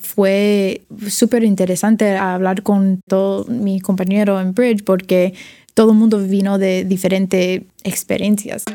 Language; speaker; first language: Spanish; early bilingual, other home language; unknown